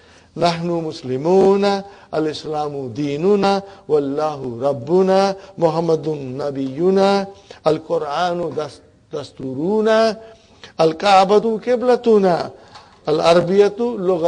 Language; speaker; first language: Arabic; non-native, fluent; Urdu